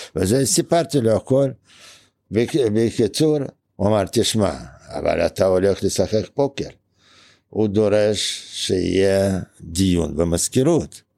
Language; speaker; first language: Hebrew; non-native, fluent; Russian